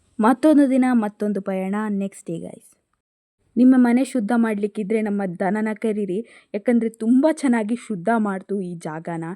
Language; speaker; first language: Kannada; non-native, local second language; Tulu